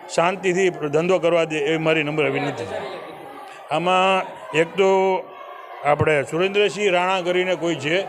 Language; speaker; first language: Gujarati; non-native, local second language; Sindhi